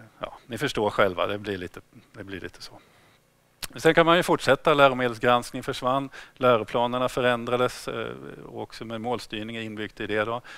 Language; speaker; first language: Swedish; native; Swedish